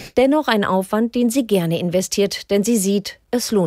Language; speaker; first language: German; native; German